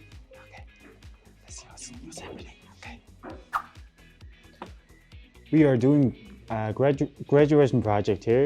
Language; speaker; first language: English; non-native, learner; Mongolian